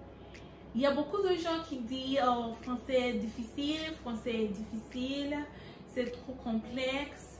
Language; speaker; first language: French; non-native, fluent; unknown